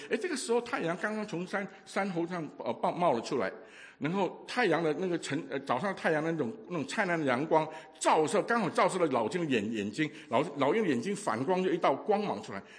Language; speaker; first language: Chinese; non-native, local second language; Cantonese